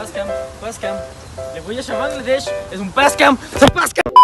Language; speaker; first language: French; non-native, learner; Spanish